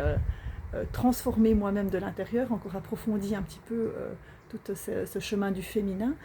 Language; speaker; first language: French; native; French